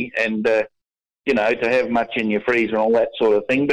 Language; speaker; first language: English; native; English